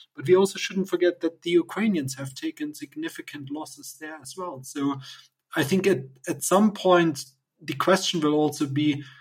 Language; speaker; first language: English; non-native, fluent; German